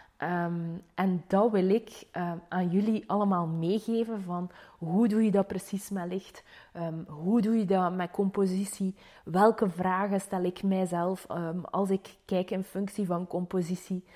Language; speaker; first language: Dutch; native; Dutch